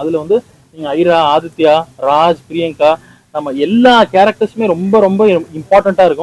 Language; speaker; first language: Tamil; native; Tamil